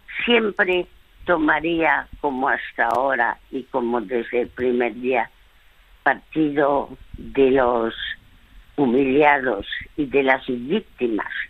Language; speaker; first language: Spanish; early bilingual, other home language; French